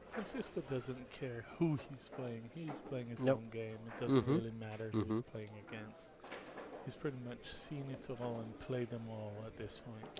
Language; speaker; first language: English; non-native, fluent; Hebrew